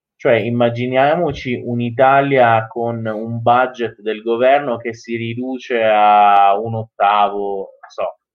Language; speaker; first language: Italian; non-native, fluent; Persian